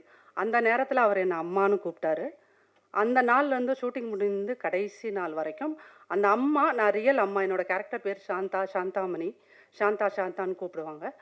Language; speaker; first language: Tamil; native; Tamil